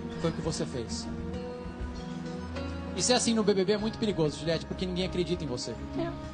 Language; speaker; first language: Portuguese; native; Portuguese